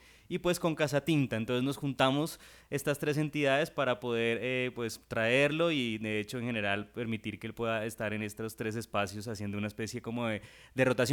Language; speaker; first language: Spanish; native; Spanish